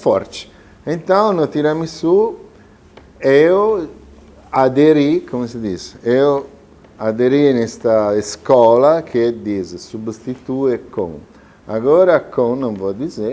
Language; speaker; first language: Portuguese; non-native, fluent; Italian